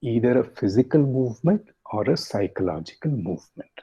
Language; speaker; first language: English; non-native, local second language; Kannada